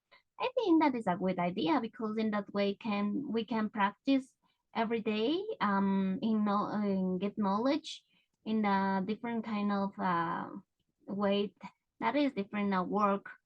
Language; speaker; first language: English; non-native, learner; Spanish